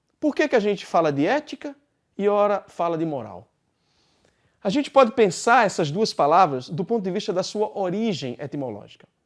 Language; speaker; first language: Portuguese; native; Portuguese